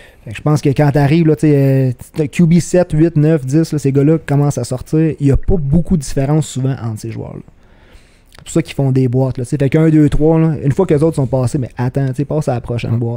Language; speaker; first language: French; native; French